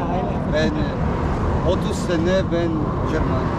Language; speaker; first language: Turkish; non-native, learner; Polish